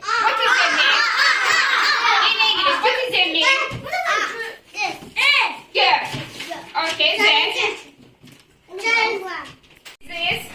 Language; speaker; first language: English; non-native, learner; Azerbaijani